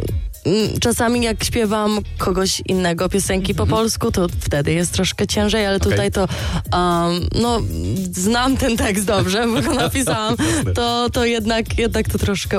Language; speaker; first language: Polish; early bilingual, heritage; English